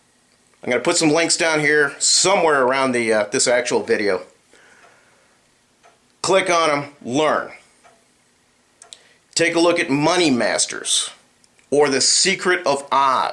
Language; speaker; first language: English; native; English